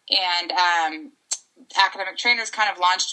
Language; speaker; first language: English; native; English